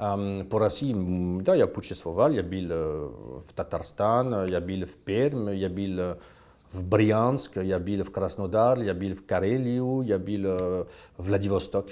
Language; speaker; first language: Russian; non-native, fluent; French